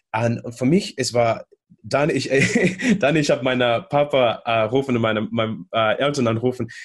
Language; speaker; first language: German; non-native, learner; English